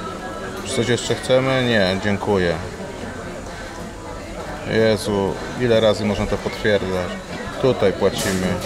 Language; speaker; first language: Polish; native; Polish